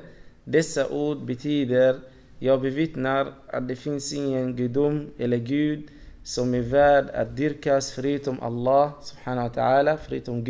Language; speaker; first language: Swedish; non-native, fluent; Arabic